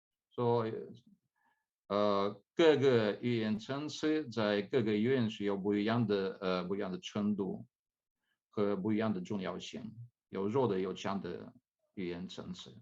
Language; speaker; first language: Chinese; non-native, fluent; Russian